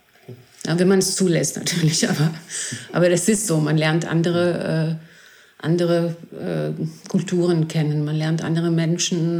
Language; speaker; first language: German; non-native, fluent; Greek